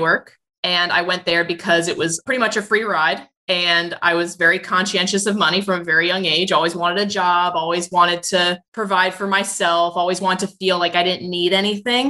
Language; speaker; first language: English; native; English